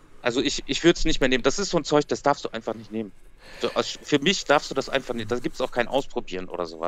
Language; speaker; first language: German; native; German